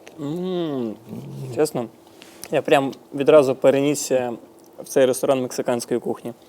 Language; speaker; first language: Ukrainian; native; Ukrainian